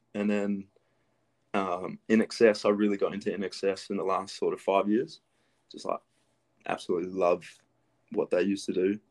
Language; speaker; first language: English; early bilingual, other home language; Greek